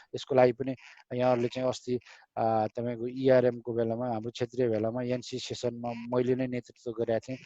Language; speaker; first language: Nepali; native; Nepali